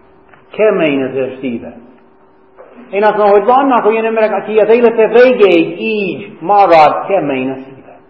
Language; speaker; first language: Hungarian; non-native, fluent; English